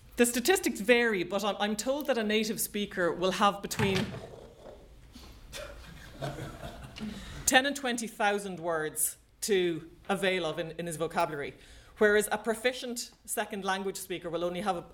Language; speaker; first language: English; native; English